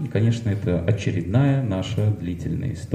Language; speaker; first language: Russian; native; Russian